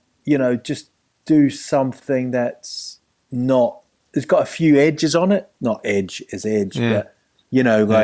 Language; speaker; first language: English; native; English